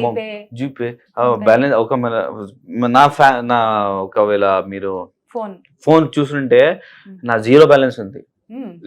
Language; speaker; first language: Telugu; non-native, learner; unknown